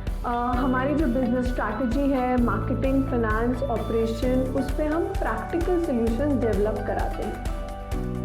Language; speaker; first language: Hindi; native; Hindi